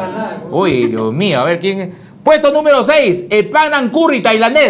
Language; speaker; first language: Spanish; native; Spanish